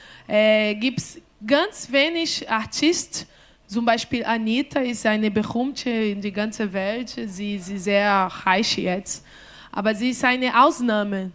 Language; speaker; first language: German; non-native, learner; Portuguese